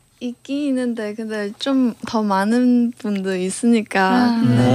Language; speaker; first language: Korean; non-native, fluent; Cantonese